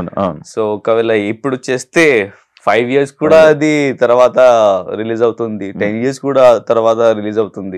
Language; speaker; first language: Telugu; non-native, local second language; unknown